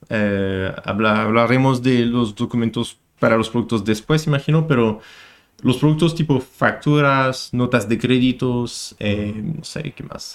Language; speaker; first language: Spanish; non-native, fluent; French